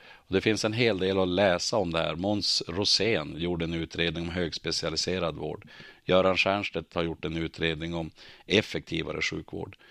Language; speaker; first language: Swedish; native; Swedish